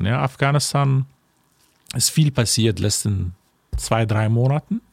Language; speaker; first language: German; non-native, fluent; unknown